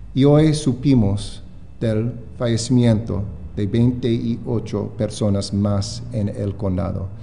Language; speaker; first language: Spanish; non-native, fluent; English